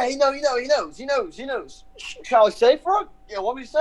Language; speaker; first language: English; native; English